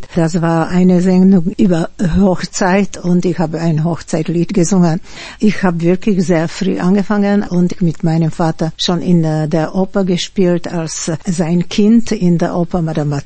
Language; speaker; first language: German; non-native, fluent; Slovak